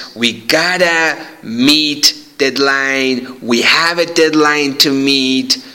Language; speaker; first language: English; non-native, fluent; Persian